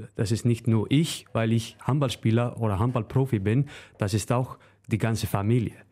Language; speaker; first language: German; non-native, fluent; Icelandic